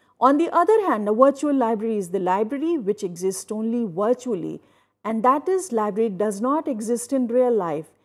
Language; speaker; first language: English; non-native, local second language; Hindi